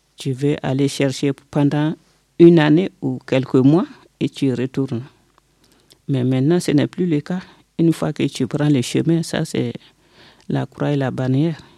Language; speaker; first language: French; non-native, local second language; Bambara